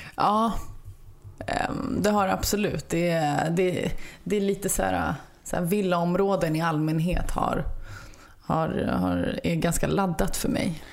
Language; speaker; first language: Swedish; early bilingual, other home language; Lithuanian